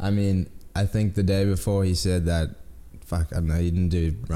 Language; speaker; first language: English; native; English